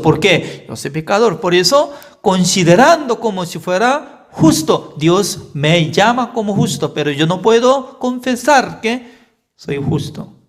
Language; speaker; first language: Spanish; non-native, fluent; Korean